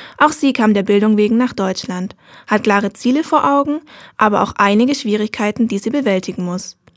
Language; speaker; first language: German; native; German